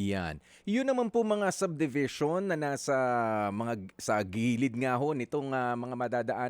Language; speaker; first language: Filipino; native; Filipino